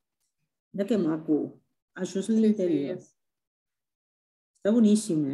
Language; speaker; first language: Catalan; non-native, fluent; Spanish